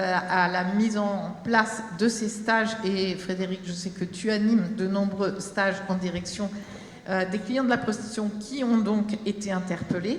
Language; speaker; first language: French; native; French